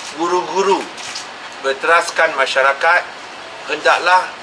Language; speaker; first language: Malay; non-native, local second language; Min Nan Chinese